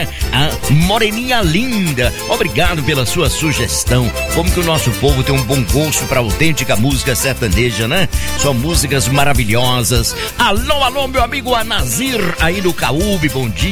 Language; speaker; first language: Portuguese; native; Portuguese